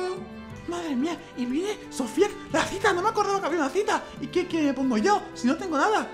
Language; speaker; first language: Spanish; native; Spanish